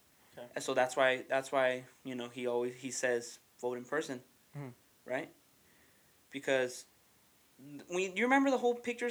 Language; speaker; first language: English; early bilingual, other home language; Spanish